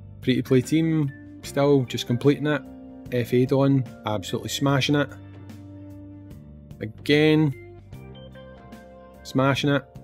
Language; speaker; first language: English; native; English